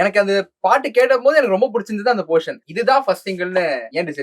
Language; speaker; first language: Tamil; native; Tamil